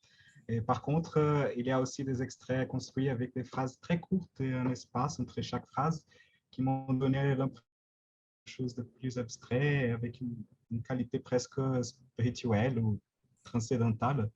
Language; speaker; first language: French; non-native, fluent; Portuguese